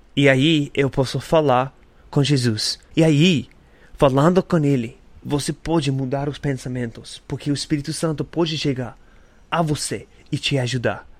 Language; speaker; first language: Portuguese; non-native, learner; English